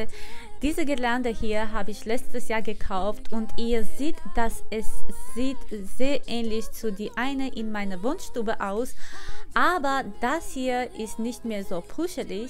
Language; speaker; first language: German; non-native, fluent; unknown